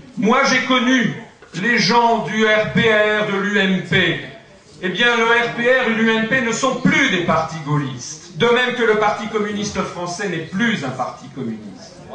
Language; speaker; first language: French; native; French